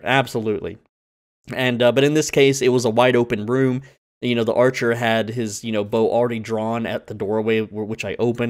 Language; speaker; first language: English; native; English